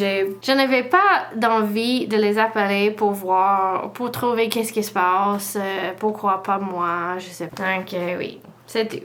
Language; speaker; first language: French; non-native, learner; English